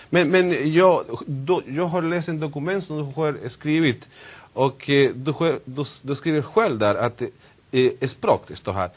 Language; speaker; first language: Swedish; non-native, fluent; Spanish